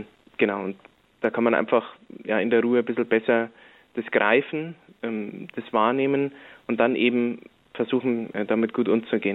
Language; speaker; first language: German; native; German